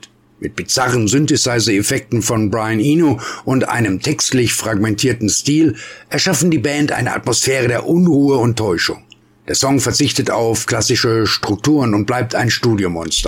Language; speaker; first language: German; native; German